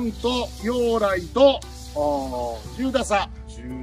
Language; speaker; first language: Japanese; native; Japanese